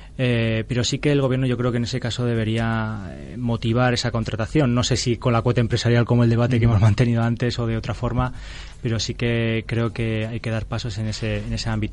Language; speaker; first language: Spanish; native; Spanish